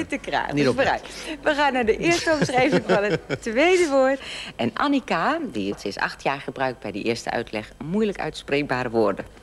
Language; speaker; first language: Dutch; native; Dutch